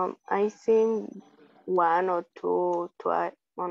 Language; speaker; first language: English; non-native, learner; Spanish